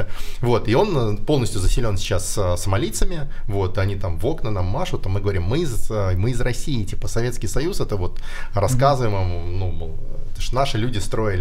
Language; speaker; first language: Russian; native; Russian